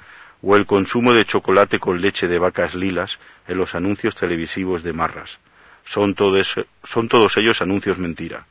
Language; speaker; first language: Spanish; native; Spanish